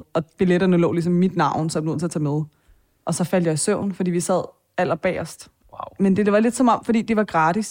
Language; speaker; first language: Danish; early bilingual, other home language; Persian